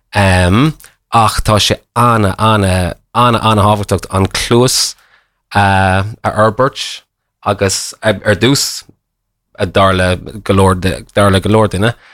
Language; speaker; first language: Irish; non-native, local second language; English